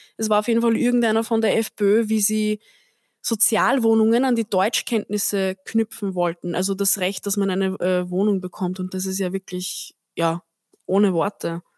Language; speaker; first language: German; early bilingual, other home language; Turkish